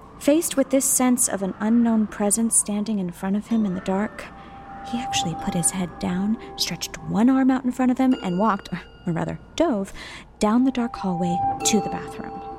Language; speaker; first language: English; native; English